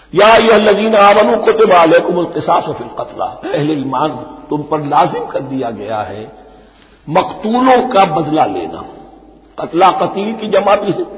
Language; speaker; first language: Urdu; native; Urdu